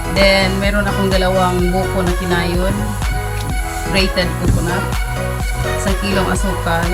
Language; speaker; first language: Filipino; non-native, local second language; Cebuano